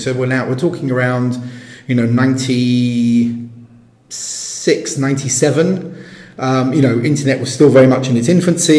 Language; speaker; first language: English; native; English